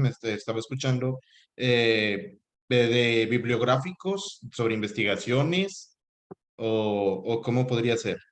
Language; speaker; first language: Spanish; native; Spanish